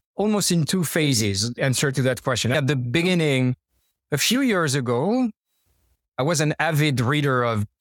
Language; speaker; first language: English; non-native, fluent; French